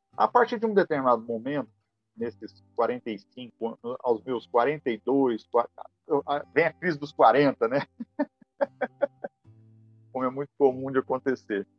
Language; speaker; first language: Portuguese; native; Portuguese